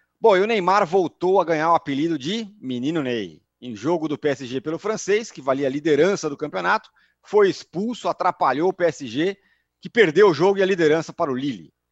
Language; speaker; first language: Portuguese; native; Portuguese